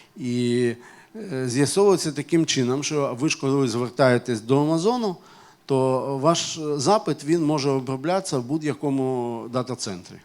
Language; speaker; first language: Ukrainian; non-native, local second language; Russian